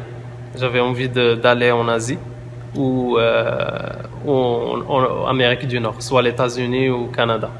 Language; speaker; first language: French; non-native, local second language; Arabic